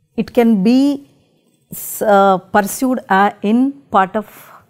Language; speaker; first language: English; non-native, local second language; Telugu